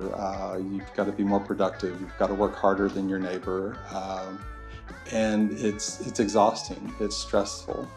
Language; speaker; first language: English; native; English